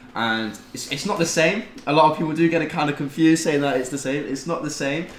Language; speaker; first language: English; native; English